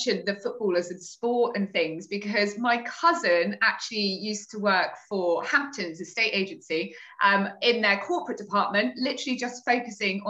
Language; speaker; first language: English; native; English